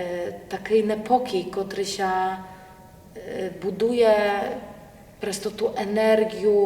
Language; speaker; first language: Polish; non-native, local second language; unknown